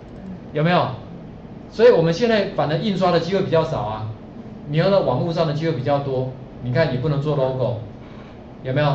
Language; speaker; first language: Chinese; native; Chinese